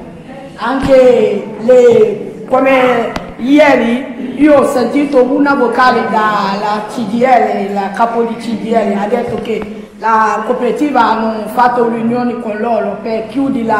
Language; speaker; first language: Italian; non-native, learner; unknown